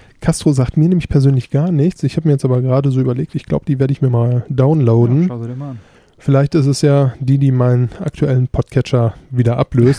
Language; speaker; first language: German; native; German